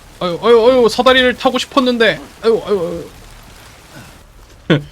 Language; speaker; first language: Korean; native; Korean